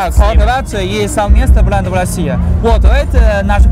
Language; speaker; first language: Russian; non-native, learner; Chinese